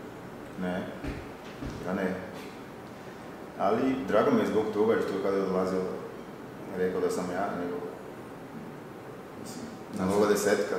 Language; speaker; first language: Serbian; non-native, fluent; Portuguese